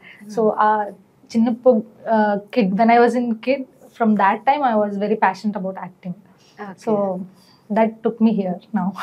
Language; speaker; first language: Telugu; non-native, learner; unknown